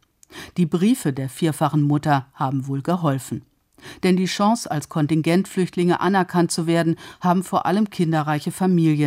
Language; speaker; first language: German; native; German